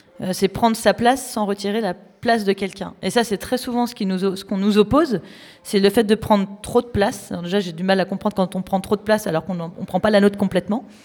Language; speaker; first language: French; native; French